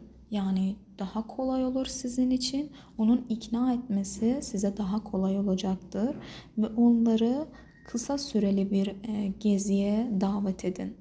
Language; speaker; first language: Turkish; non-native, fluent; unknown